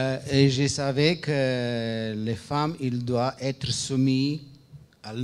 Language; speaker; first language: French; non-native, fluent; Romanian